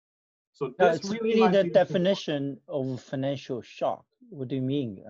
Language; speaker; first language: English; non-native, fluent; Chinese